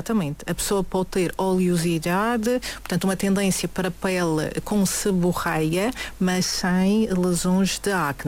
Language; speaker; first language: Portuguese; native; Portuguese